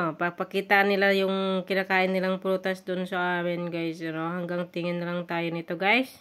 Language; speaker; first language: Filipino; non-native, local second language; Hiligaynon